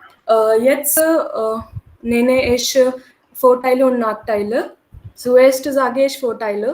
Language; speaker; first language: German; non-native, learner; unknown